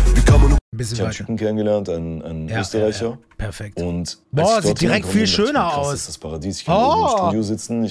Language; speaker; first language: German; native; German